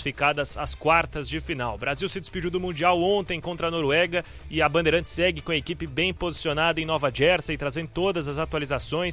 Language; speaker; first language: Portuguese; native; Portuguese